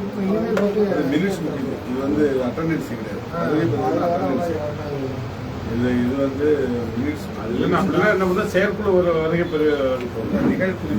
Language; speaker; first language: Tamil; native; Tamil